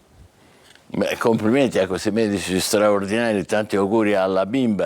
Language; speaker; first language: Italian; native; Italian